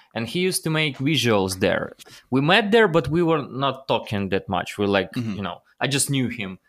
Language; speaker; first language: English; non-native, fluent; Ukrainian